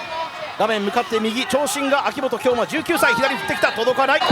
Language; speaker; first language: Japanese; native; Japanese